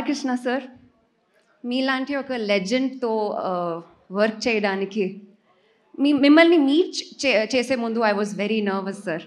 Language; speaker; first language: Telugu; non-native, learner; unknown